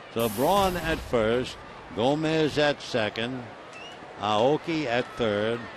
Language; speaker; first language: English; native; English